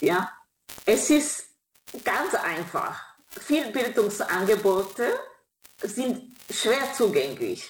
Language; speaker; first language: German; non-native, fluent; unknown